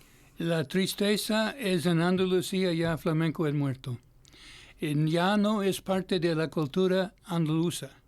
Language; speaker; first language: Spanish; non-native, fluent; English